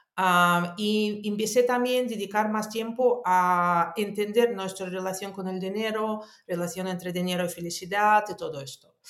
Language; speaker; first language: Spanish; non-native, fluent; Russian